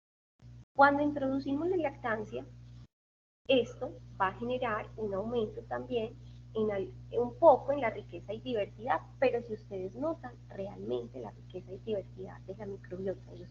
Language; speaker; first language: Spanish; native; Spanish